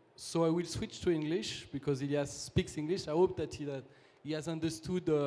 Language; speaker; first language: English; non-native, fluent; French